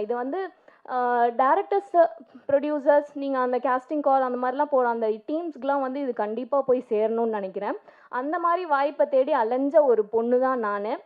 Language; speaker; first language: Tamil; native; Tamil